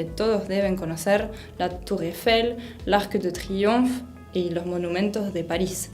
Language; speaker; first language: Spanish; non-native, fluent; French